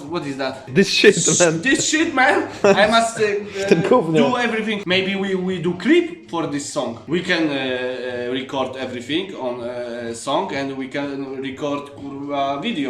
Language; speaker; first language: English; non-native, learner; Polish